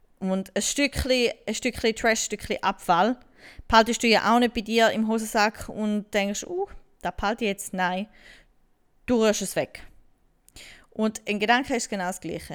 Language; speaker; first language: German; native; German